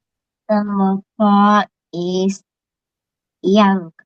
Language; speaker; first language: English; non-native, learner; Vietnamese